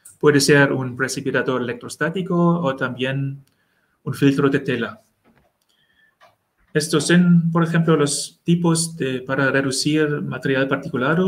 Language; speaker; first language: Spanish; non-native, learner; German